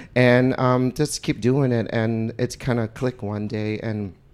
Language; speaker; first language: English; non-native, fluent; Vietnamese